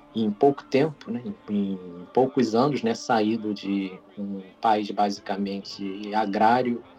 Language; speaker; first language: Portuguese; native; Portuguese